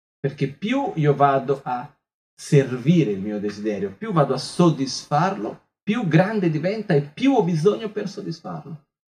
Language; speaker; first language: Italian; non-native, fluent; Portuguese